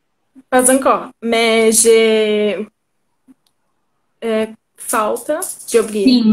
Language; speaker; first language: French; non-native, learner; Portuguese